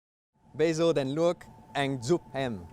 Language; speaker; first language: Vietnamese; non-native, learner; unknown